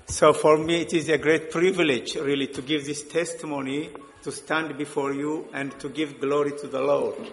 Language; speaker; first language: English; non-native, local second language; Amharic